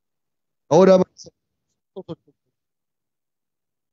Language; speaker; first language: Spanish; native; Spanish